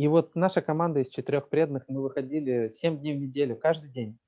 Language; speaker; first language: Russian; native; Russian